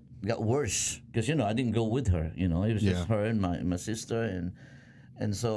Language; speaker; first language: English; non-native, local second language; Filipino